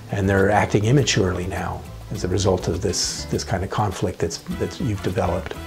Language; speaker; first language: English; native; English